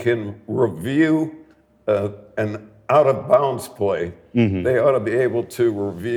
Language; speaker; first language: English; native; English